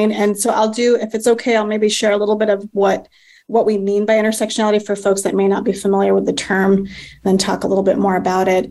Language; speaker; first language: English; native; English